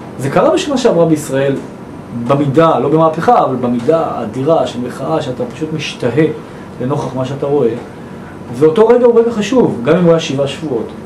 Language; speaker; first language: Hebrew; native; Hebrew